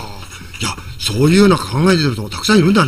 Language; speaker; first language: Japanese; native; Japanese